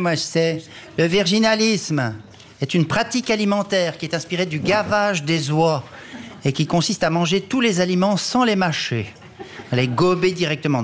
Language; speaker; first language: French; native; French